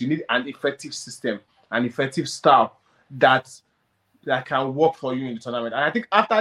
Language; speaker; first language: English; non-native, local second language; Yoruba